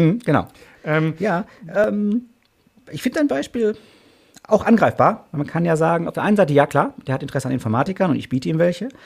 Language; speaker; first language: German; native; German